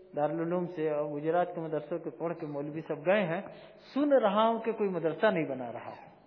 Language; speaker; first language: Urdu; native; Urdu